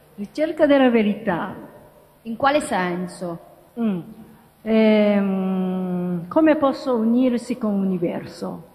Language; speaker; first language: Italian; non-native, learner; Japanese